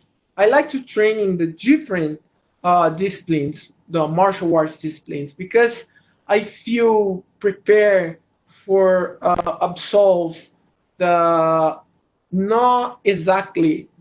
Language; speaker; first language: English; non-native, learner; Portuguese